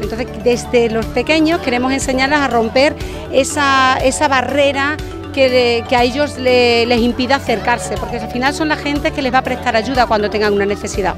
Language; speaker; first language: Spanish; native; Spanish